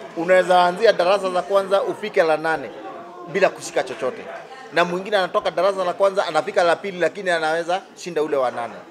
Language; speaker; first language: Swahili; non-native, local second language; Kikuyu